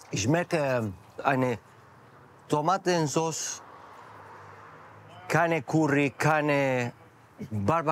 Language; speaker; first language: German; non-native, learner; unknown